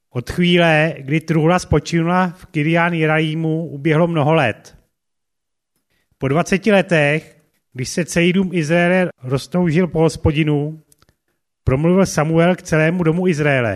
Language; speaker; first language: Czech; native; Czech